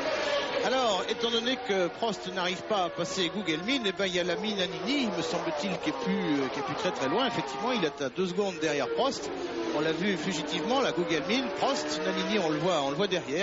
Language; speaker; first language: French; native; French